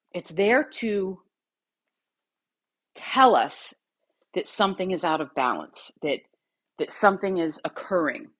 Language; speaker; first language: English; native; English